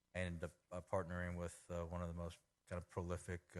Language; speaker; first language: English; native; English